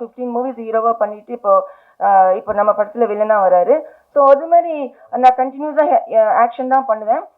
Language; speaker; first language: Tamil; early bilingual, heritage; Tamil